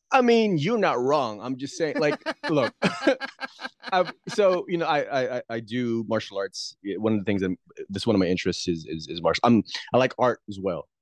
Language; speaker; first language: English; non-native, local second language; Filipino